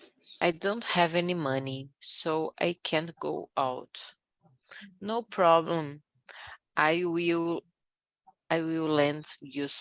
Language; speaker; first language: English; non-native, learner; Portuguese